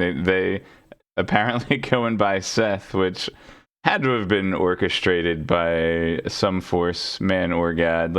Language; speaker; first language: English; native; English